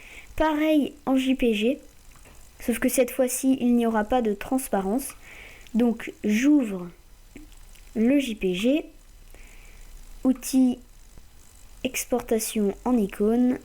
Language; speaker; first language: French; native; French